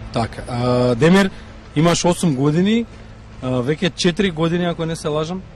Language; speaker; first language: Macedonian; native; Macedonian